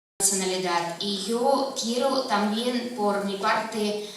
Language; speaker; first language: Spanish; non-native, fluent; Russian